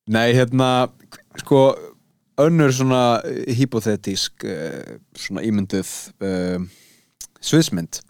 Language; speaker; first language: Icelandic; native; Icelandic